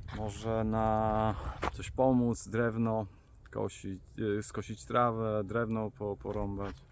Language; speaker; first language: Polish; native; Polish